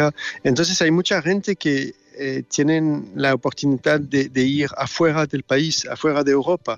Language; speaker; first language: Spanish; non-native, learner; French